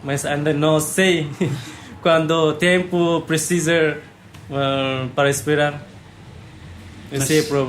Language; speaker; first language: Portuguese; non-native, learner; Bangla